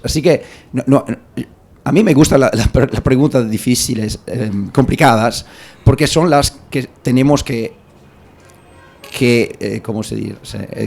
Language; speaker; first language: Spanish; non-native, learner; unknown